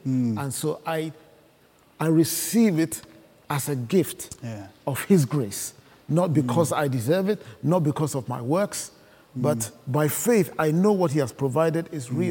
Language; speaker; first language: English; non-native, local second language; Akan